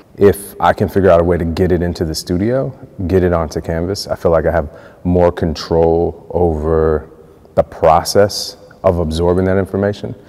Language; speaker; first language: English; native; English